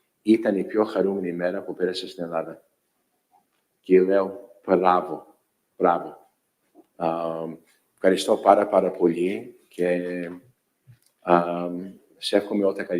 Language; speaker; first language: Greek; early bilingual, heritage; English